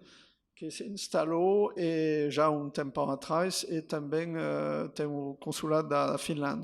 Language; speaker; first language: Portuguese; non-native, fluent; French